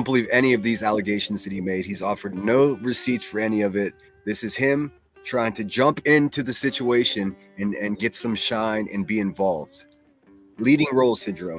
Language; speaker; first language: English; native; English